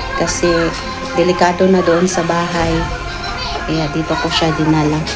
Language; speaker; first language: Filipino; non-native, local second language; Cebuano